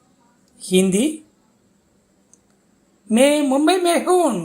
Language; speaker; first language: Hindi; non-native, fluent; Tamil